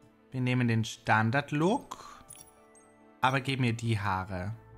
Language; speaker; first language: German; native; German